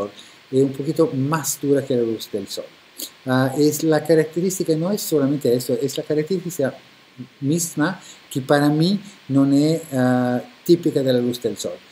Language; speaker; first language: Spanish; non-native, fluent; Italian